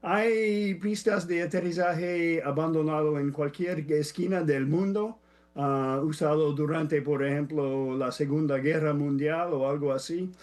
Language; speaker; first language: Spanish; non-native, fluent; English